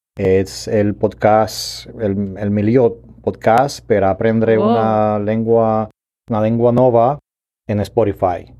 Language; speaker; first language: Catalan; non-native, learner; Spanish